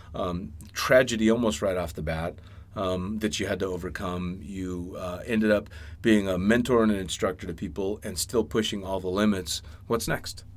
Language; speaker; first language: English; native; English